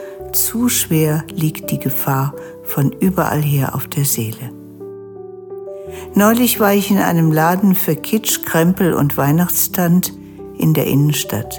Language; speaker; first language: German; native; German